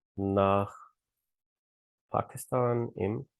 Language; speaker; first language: German; non-native, fluent; Urdu